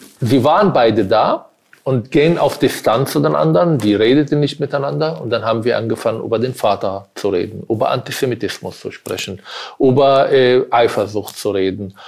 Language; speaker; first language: German; non-native, fluent; Arabic